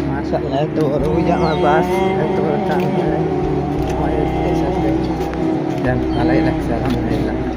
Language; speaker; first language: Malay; non-native, learner; Bangla